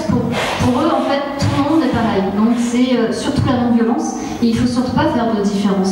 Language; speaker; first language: French; native; French